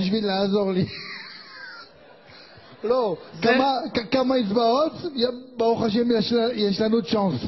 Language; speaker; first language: Hebrew; non-native, learner; French